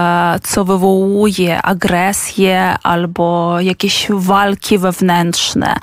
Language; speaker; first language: Polish; non-native, fluent; Ukrainian